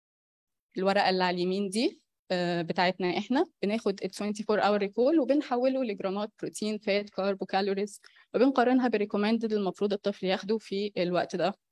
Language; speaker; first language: Arabic; native; Arabic